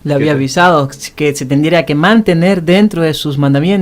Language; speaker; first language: Spanish; native; Spanish